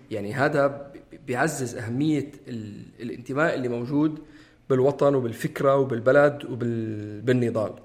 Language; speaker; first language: Arabic; native; Arabic